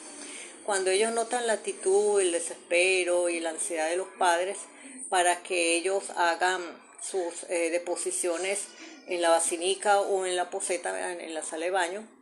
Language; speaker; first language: Spanish; native; Spanish